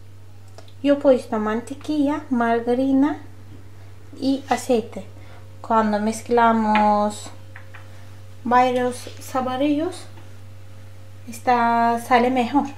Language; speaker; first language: Spanish; non-native, learner; Turkish